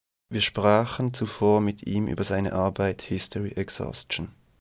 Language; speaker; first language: German; native; German